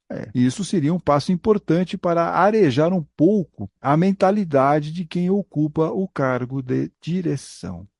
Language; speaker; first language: Portuguese; native; Portuguese